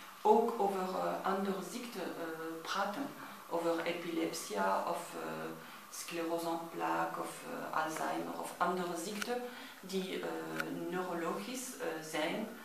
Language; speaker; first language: Dutch; non-native, learner; French